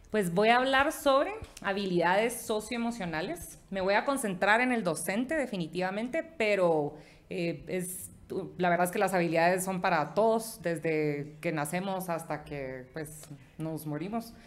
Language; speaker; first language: Spanish; native; Spanish